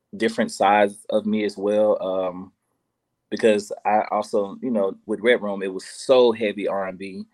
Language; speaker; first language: English; native; English